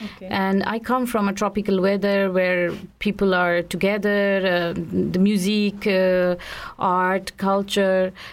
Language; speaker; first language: English; non-native, local second language; Bangla